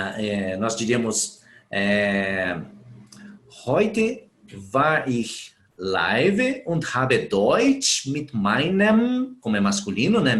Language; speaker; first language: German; non-native, fluent; Portuguese